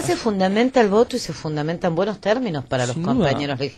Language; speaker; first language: Spanish; native; Spanish